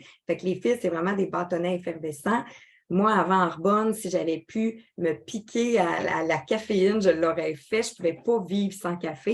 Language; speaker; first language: French; native; French